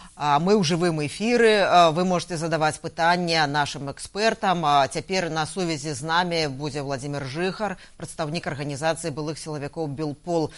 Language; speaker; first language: Belarusian; non-native, local second language; Russian